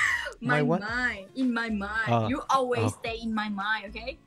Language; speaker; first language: English; non-native, learner; Thai